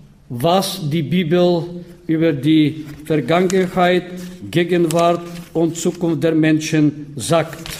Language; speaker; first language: German; non-native, fluent; Bulgarian